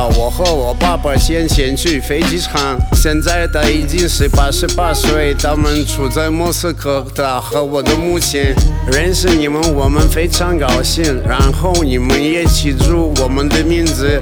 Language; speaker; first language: Chinese; non-native, learner; Russian